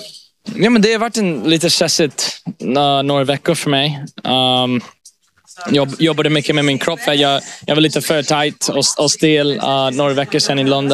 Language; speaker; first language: Swedish; early bilingual, heritage; English